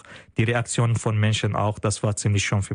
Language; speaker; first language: German; non-native, fluent; Arabic